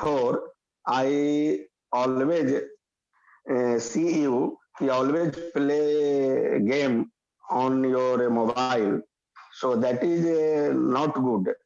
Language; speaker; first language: English; non-native, learner; Hindi